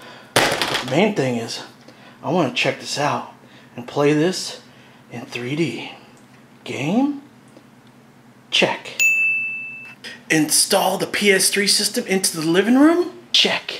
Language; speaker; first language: English; native; English